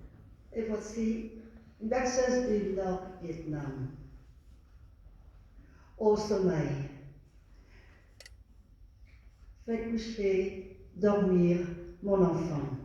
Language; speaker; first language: French; non-native, fluent; Vietnamese